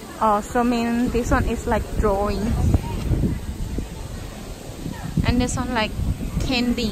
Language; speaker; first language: English; non-native, fluent; Khmer